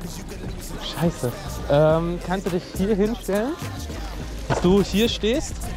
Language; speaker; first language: German; native; German